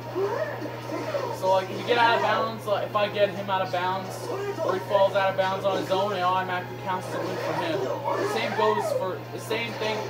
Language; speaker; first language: English; native; English